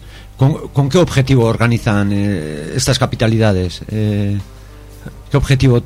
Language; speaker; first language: Spanish; native; Spanish